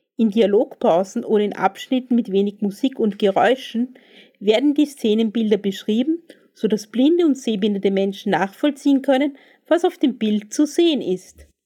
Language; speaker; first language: German; native; German